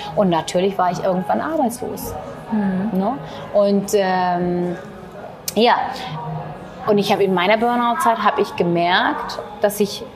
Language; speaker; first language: German; non-native, fluent; Turkish